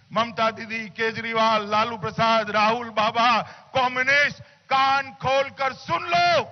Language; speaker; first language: Hindi; non-native, local second language; Gujarati